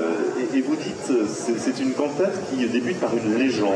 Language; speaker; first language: French; native; French